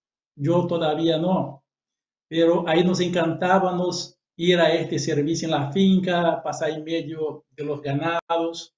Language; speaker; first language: Spanish; non-native, fluent; Portuguese